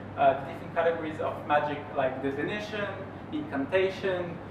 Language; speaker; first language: English; non-native, fluent; Hebrew